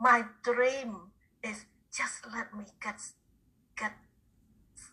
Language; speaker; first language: English; non-native, fluent; Khmer